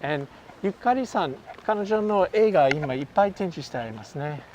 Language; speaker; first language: Japanese; non-native, learner; English